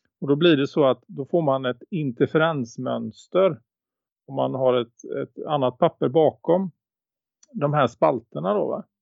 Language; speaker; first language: Swedish; native; Swedish